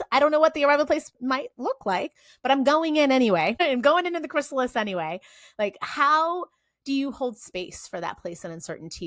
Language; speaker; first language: English; native; English